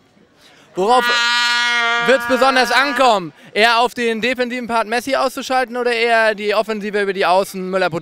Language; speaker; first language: German; native; German